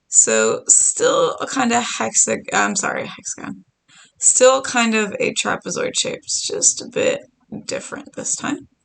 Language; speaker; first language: English; native; English